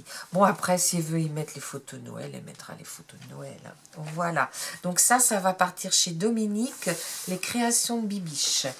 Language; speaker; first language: French; native; French